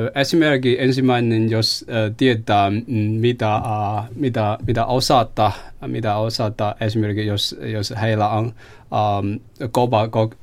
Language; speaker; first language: Finnish; non-native, fluent; Chinese